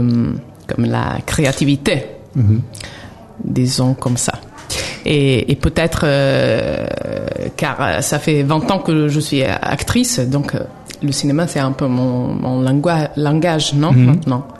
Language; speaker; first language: French; non-native, fluent; Italian